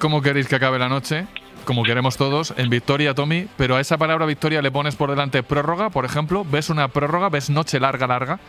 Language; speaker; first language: Spanish; native; Spanish